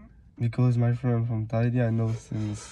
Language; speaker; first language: English; non-native, learner; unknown